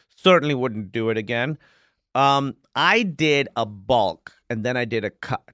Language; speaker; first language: English; non-native, local second language; Urdu